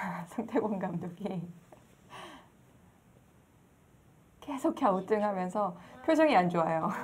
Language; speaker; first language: Korean; native; Korean